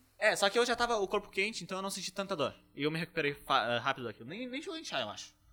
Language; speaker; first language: Portuguese; native; Portuguese